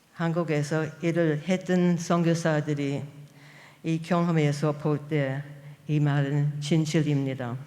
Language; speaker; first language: Korean; non-native, fluent; English